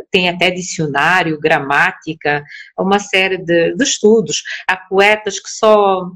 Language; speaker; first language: Portuguese; non-native, local second language; Kabuverdianu